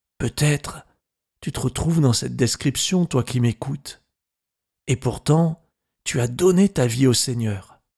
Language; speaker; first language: French; native; French